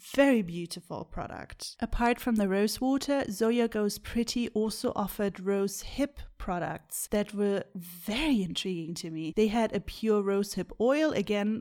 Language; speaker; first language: English; non-native, fluent; German